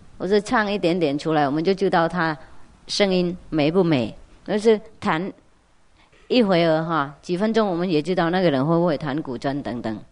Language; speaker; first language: Chinese; non-native, fluent; Vietnamese